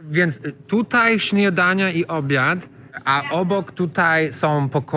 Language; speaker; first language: Polish; non-native, learner; English